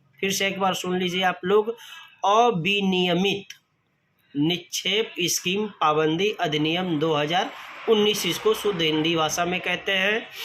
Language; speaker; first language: Hindi; native; Hindi